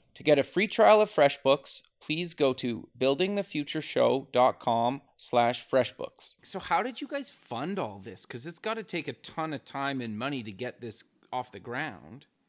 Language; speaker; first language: English; native; English